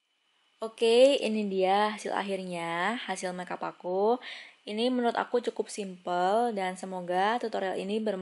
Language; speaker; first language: Indonesian; native; Indonesian